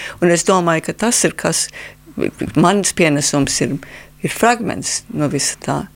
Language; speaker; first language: Latvian; early bilingual, heritage; Latvian